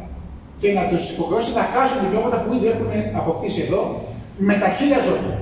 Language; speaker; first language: Greek; native; Greek